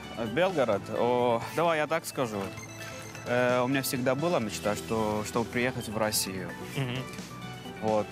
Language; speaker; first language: Russian; non-native, fluent; Arabic